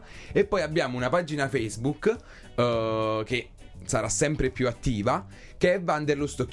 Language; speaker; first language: Italian; native; Italian